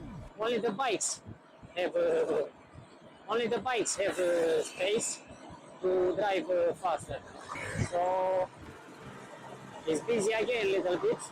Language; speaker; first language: English; non-native, learner; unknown